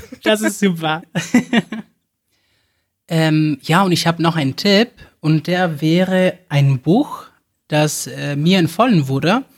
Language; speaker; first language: German; non-native, fluent; Spanish